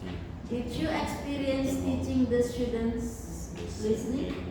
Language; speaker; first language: English; non-native, fluent; Indonesian